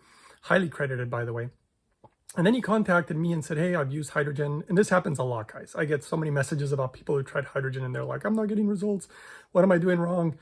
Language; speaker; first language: English; native; English